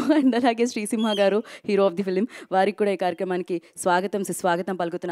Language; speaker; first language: Telugu; native; Telugu